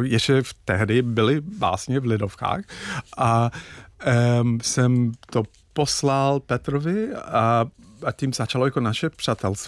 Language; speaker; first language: Czech; non-native, fluent; English